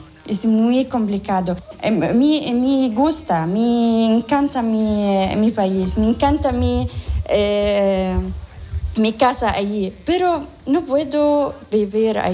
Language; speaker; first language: Spanish; non-native, learner; Arabic